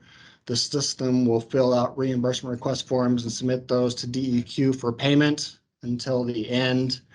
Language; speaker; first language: English; native; English